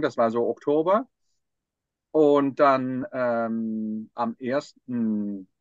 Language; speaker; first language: German; non-native, fluent; Dutch